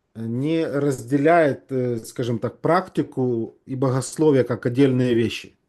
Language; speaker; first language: Russian; native; Russian